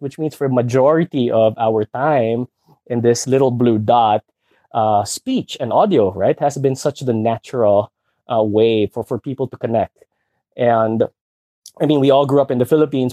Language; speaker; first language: English; non-native, local second language; Filipino